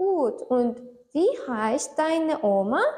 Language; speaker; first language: German; non-native, learner; Turkmen